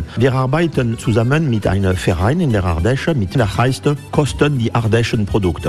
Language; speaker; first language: German; non-native, fluent; French